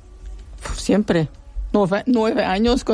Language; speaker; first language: Spanish; non-native, learner; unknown